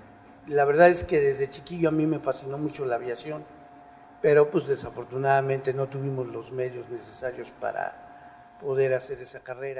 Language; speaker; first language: Spanish; native; Spanish